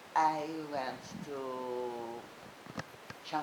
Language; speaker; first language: English; non-native, learner; Portuguese